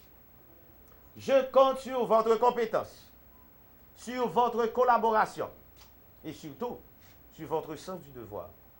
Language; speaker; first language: French; non-native, local second language; Haitian Creole